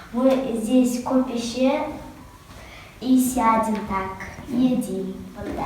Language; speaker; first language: Russian; non-native, local second language; Kazakh